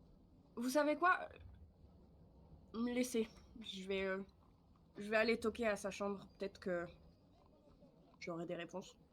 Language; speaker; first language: French; native; French